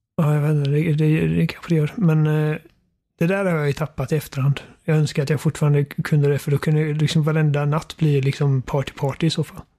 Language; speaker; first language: Swedish; native; Swedish